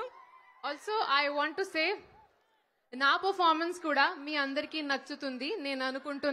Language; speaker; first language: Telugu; non-native, learner; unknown